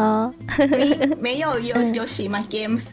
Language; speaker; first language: Chinese; non-native, learner; Thai